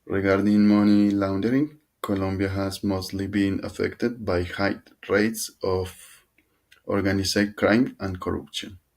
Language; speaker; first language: English; non-native, learner; Spanish